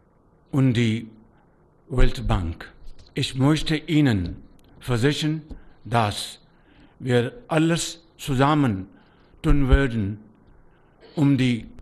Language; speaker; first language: German; non-native, learner; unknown